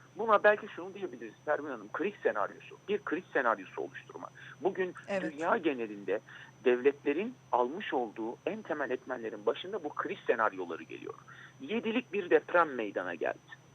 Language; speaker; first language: Turkish; native; Turkish